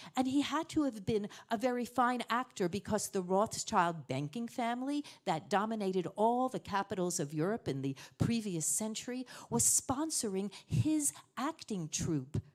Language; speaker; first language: English; native; English